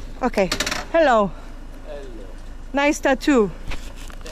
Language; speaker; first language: English; non-native, learner; Polish